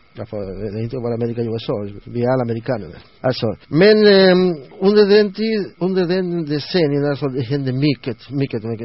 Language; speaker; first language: Swedish; non-native, learner; Spanish